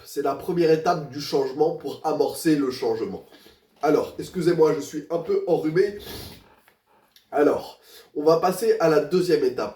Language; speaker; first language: French; native; French